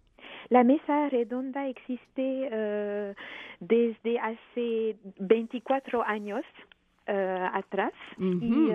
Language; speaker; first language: Spanish; non-native, fluent; French